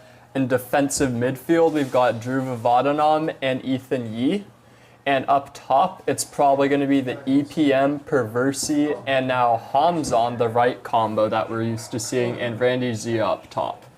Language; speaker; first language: English; native; English